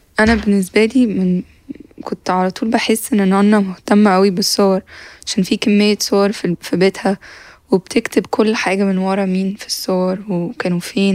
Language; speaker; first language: Arabic; native; Arabic